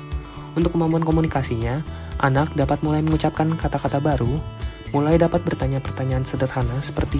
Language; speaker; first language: Indonesian; native; Indonesian